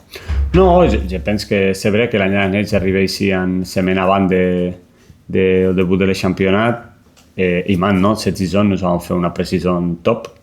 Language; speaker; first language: French; non-native, learner; Spanish